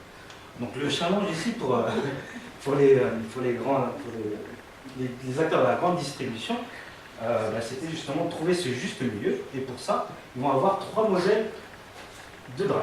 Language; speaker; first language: French; native; French